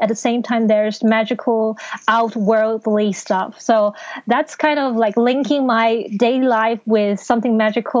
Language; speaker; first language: English; non-native, local second language; Cantonese